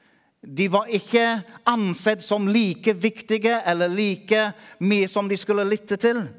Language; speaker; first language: Norwegian; non-native, fluent; English